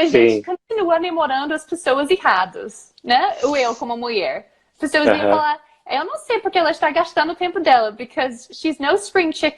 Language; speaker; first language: Portuguese; non-native, fluent; English